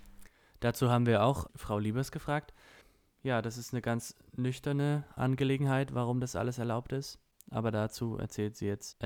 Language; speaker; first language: German; native; German